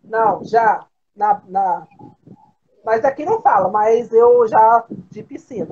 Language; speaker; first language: Portuguese; native; Portuguese